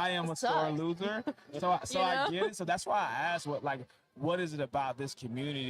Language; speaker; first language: English; native; English